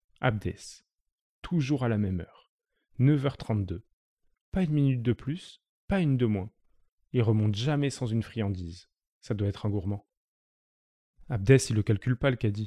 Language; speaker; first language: French; native; French